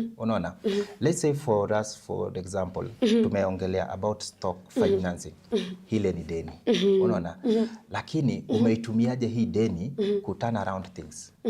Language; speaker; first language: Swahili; non-native, local second language; Luo (Kenya and Tanzania)